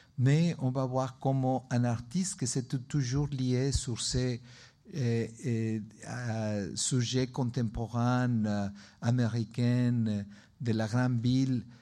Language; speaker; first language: French; non-native, learner; Spanish